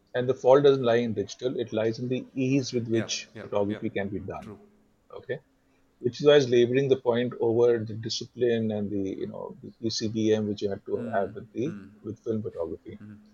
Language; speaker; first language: English; non-native, local second language; Hindi